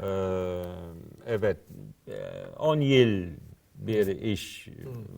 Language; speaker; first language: Turkish; non-native, learner; English